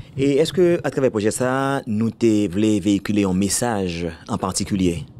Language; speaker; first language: French; non-native, local second language; Haitian Creole